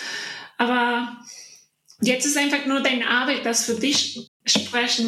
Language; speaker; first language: German; non-native, learner; Spanish